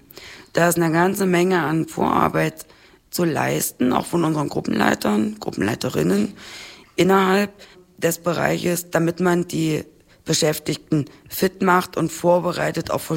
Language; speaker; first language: German; native; German